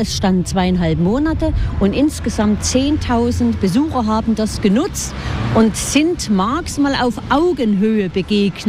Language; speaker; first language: German; native; German